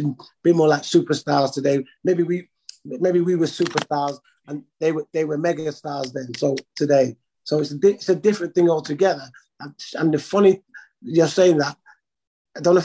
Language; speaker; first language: English; native; English